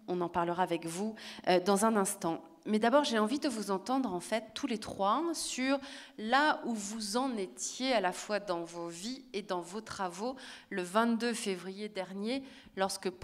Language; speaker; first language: French; native; French